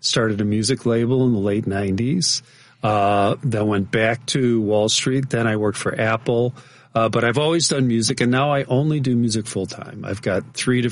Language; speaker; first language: English; native; English